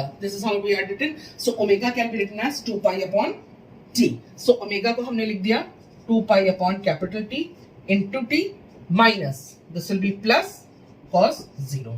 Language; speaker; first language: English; non-native, local second language; Hindi